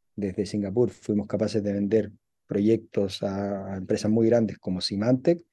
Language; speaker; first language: Spanish; native; Spanish